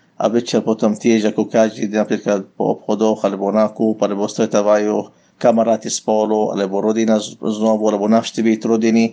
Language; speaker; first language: Slovak; non-native, learner; Arabic